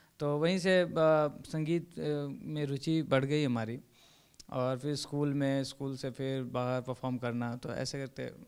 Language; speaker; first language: Hindi; native; Hindi